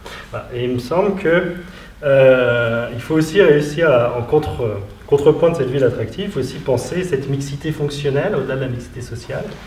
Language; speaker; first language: French; native; French